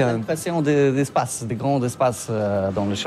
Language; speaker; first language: French; non-native, learner; Polish